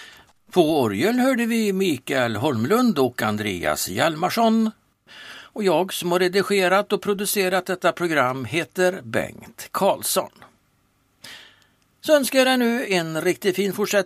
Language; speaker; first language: Swedish; native; Swedish